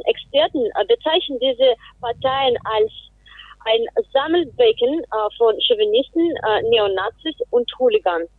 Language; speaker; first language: German; non-native, fluent; Russian